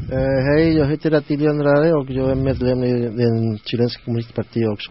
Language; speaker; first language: Swedish; non-native, learner; Spanish